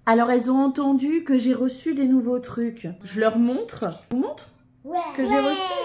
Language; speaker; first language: French; native; French